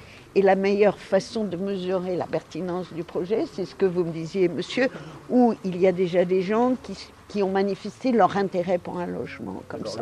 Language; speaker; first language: French; native; French